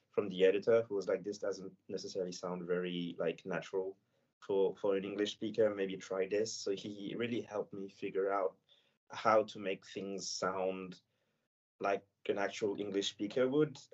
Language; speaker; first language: English; non-native, fluent; French